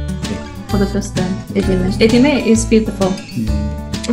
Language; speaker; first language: English; non-native, learner; Tatar